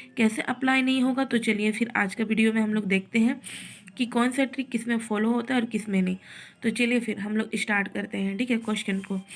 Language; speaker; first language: Hindi; native; Hindi